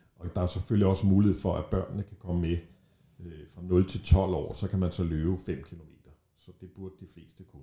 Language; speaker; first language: Danish; native; Danish